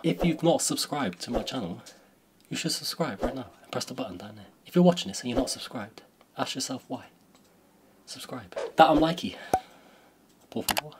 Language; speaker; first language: English; native; English